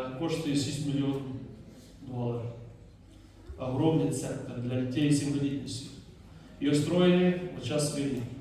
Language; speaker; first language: Ukrainian; non-native, fluent; Dutch